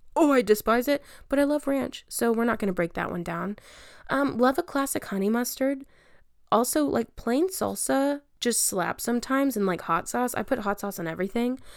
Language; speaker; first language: English; native; English